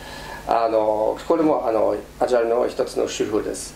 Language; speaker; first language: Japanese; non-native, fluent; German